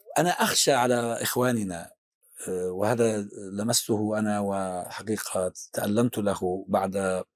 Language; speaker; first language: Arabic; native; Arabic